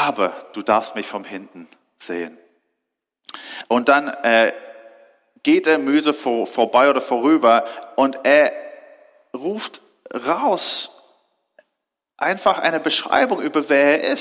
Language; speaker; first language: German; non-native, fluent; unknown